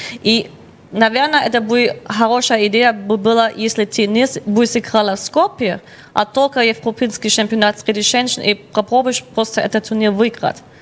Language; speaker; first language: Russian; non-native, learner; German